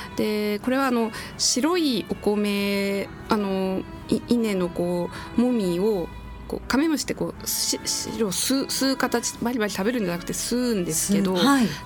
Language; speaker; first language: Japanese; native; Japanese